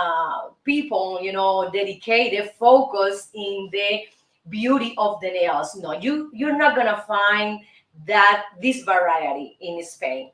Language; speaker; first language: English; non-native, fluent; Spanish